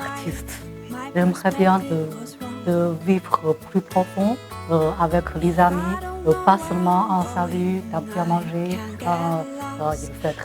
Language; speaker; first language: French; non-native, fluent; Chinese